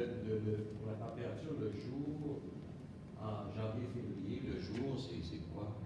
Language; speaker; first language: French; native; French